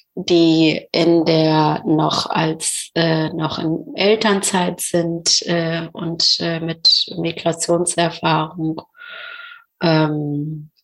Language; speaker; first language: German; non-native, fluent; Persian